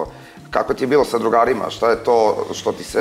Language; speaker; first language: Serbian; native; Serbian